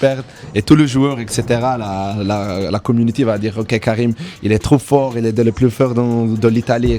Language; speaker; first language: French; non-native, fluent; Italian